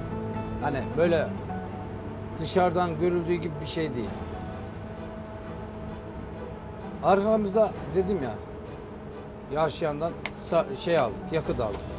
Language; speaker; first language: Turkish; native; Turkish